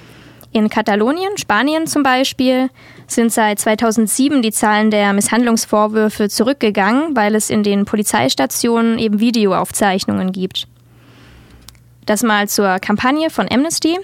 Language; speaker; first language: German; native; German